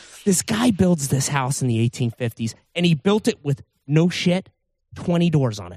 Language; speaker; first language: English; native; English